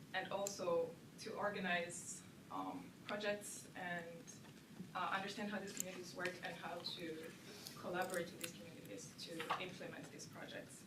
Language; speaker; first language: English; non-native, local second language; Kinyarwanda